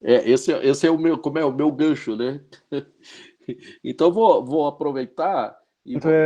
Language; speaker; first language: Portuguese; native; Portuguese